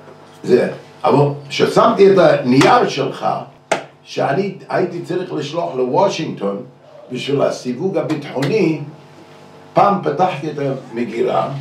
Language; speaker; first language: Hebrew; non-native, fluent; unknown